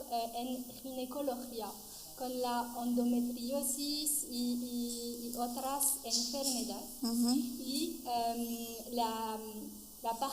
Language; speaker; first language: Spanish; non-native, fluent; French